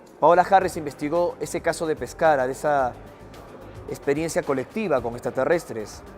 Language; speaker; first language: Spanish; native; Spanish